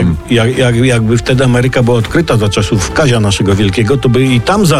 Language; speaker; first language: Polish; native; Polish